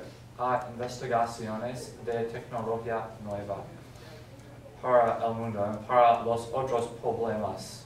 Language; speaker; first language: Spanish; non-native, learner; English